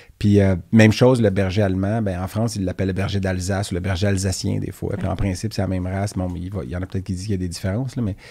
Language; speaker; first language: French; native; French